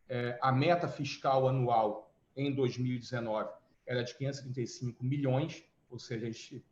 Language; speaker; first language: Portuguese; native; Portuguese